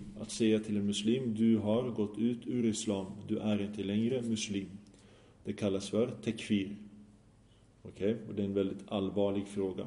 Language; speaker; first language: Swedish; early bilingual, other home language; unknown